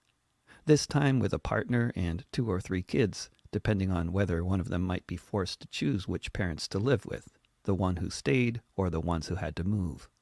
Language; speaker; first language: English; native; English